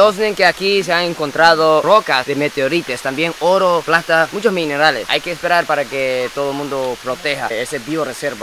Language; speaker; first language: Spanish; non-native, fluent; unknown